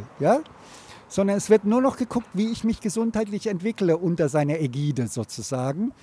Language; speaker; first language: German; native; German